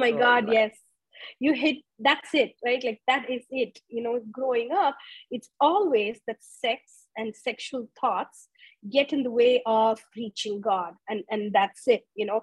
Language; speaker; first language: English; non-native, local second language; Tamil